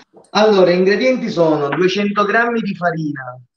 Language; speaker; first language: Italian; native; Italian